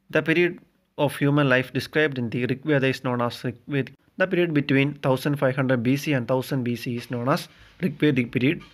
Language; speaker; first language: English; non-native, local second language; Malayalam